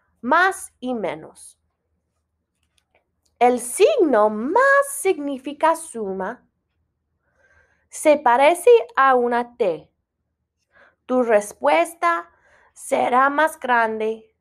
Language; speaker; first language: Spanish; non-native, fluent; English